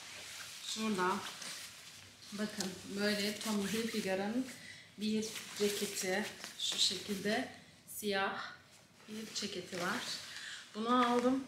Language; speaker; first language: Turkish; native; Turkish